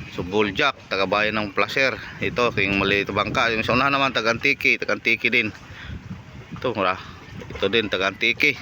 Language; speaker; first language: Filipino; non-native, local second language; Cebuano